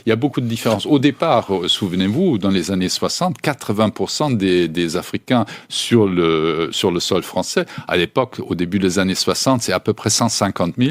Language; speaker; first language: French; native; French